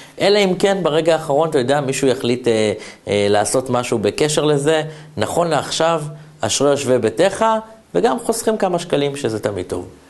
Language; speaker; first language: Hebrew; native; Hebrew